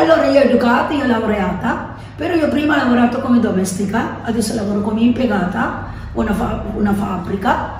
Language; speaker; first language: Italian; non-native, learner; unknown